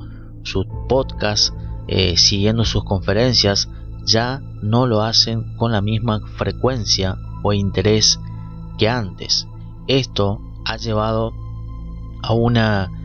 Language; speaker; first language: Spanish; native; Spanish